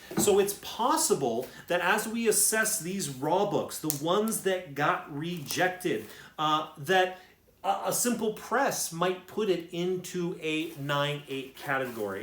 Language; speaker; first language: English; native; English